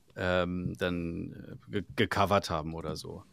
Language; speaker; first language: German; native; German